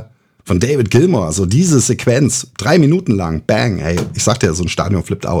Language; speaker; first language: German; native; German